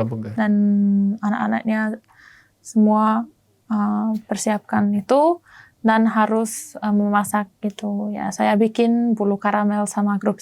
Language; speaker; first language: Indonesian; non-native, learner; German